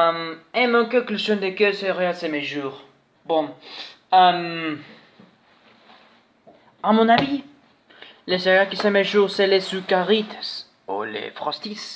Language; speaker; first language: French; non-native, learner; Spanish